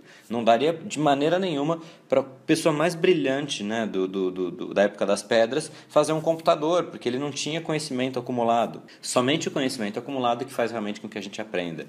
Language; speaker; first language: Portuguese; native; Portuguese